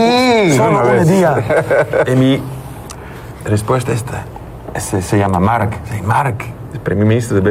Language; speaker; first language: Spanish; non-native, learner; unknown